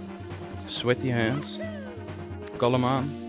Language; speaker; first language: English; non-native, fluent; Dutch